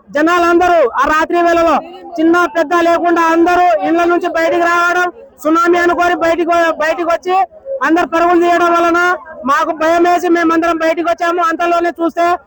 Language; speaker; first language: Telugu; non-native, local second language; Lambadi